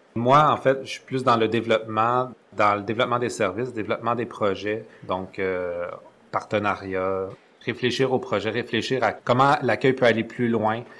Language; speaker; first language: French; native; French